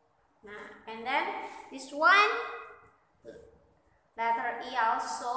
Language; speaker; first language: English; non-native, learner; Indonesian